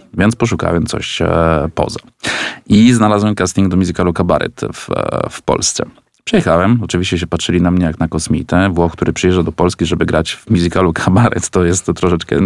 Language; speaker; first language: Polish; non-native, fluent; Italian